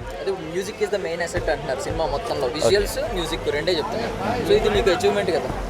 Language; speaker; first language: Telugu; native; Telugu